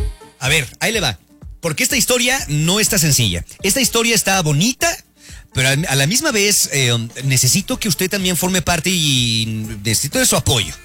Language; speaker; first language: Spanish; native; Spanish